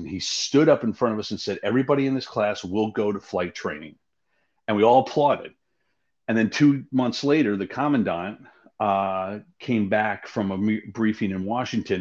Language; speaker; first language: English; native; English